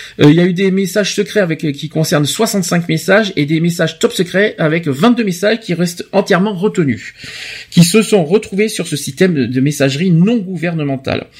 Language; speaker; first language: French; native; French